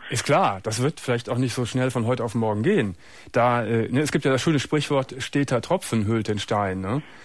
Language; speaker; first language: German; native; German